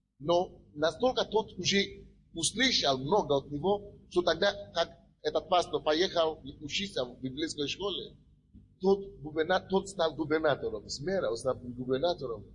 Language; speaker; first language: Russian; non-native, fluent; Yoruba